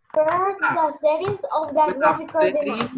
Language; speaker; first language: English; non-native, learner; Spanish